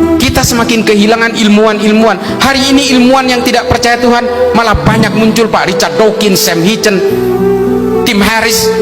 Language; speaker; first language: Indonesian; non-native, local second language; Madurese